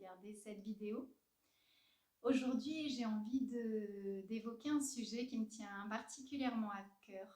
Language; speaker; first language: French; native; French